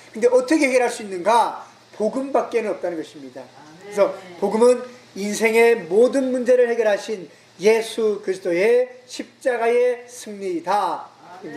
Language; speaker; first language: Korean; native; Korean